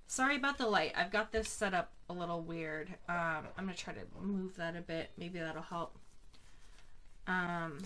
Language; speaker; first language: English; native; English